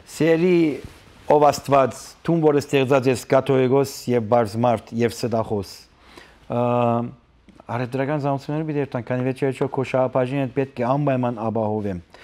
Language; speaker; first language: Armenian; native; Armenian